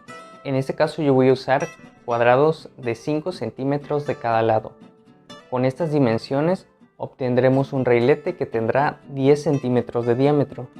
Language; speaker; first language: Spanish; native; Spanish